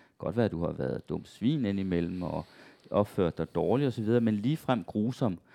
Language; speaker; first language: Danish; native; Danish